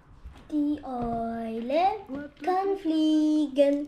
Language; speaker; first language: German; early bilingual, heritage; Bosnian